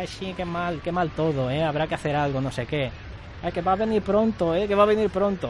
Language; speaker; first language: Spanish; non-native, local second language; Catalan